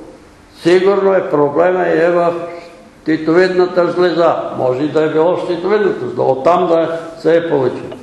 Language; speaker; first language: Bulgarian; native; Bulgarian